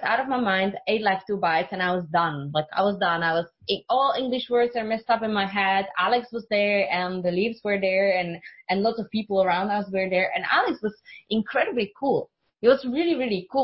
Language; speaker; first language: English; non-native, fluent; Czech